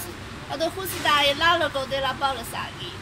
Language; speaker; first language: Spanish; non-native, learner; Chinese